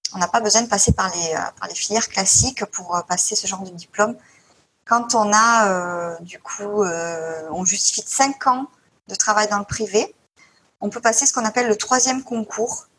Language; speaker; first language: French; native; French